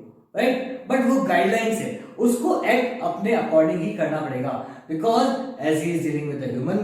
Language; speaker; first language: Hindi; native; Hindi